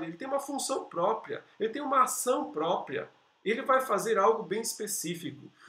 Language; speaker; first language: Portuguese; native; Portuguese